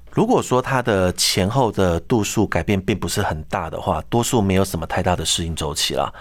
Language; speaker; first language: Chinese; native; Chinese